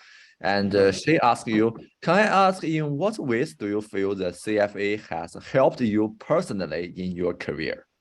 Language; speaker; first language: English; non-native, fluent; Chinese